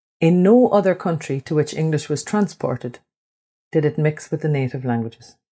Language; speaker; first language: English; native; English